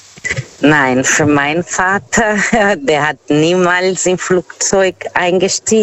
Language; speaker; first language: German; non-native, fluent; Portuguese